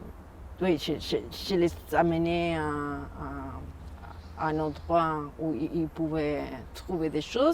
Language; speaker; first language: French; non-native, fluent; Spanish